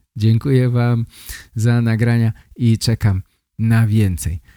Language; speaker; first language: Polish; native; Polish